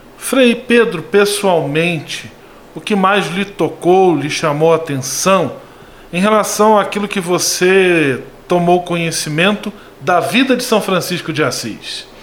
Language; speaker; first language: Portuguese; native; Portuguese